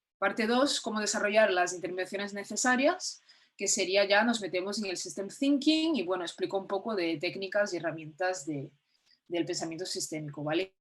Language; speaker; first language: Spanish; non-native, fluent; Portuguese